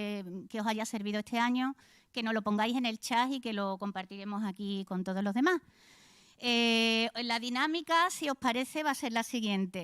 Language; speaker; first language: Spanish; native; Spanish